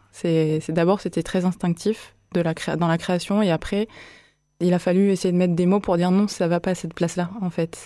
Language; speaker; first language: French; early bilingual, other home language; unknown